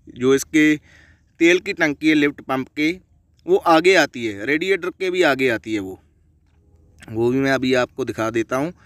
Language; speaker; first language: Hindi; non-native, local second language; Punjabi